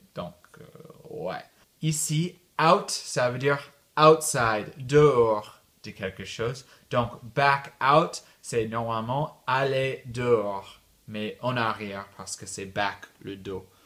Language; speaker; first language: French; non-native, fluent; English